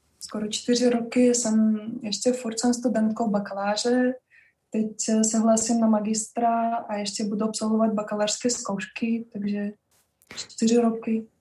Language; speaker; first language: Czech; non-native, fluent; Russian